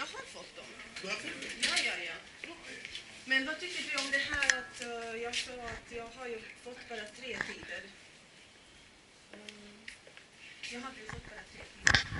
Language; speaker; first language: Swedish; non-native, fluent; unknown